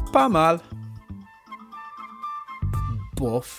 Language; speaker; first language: French; non-native, fluent; English